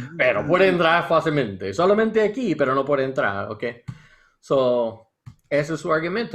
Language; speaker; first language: Spanish; non-native, learner; English